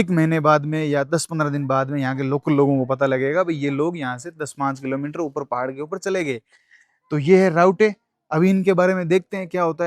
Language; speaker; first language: Hindi; native; Hindi